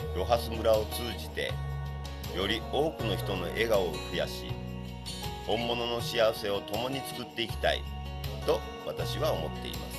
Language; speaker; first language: Japanese; native; Japanese